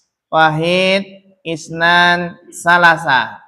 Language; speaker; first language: Arabic; non-native, fluent; Indonesian